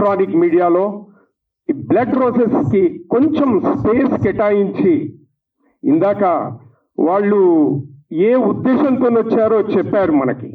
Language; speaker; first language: Telugu; native; Telugu